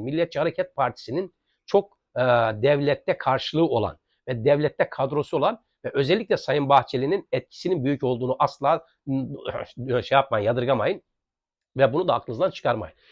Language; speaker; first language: Turkish; native; Turkish